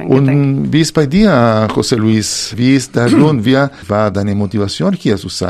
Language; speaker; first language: German; non-native, fluent; Spanish